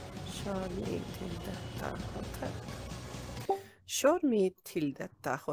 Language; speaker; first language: Swedish; non-native, learner; English